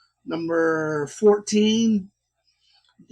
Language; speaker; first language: English; native; English